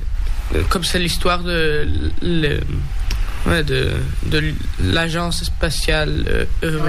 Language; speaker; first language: French; early bilingual, heritage; Spanish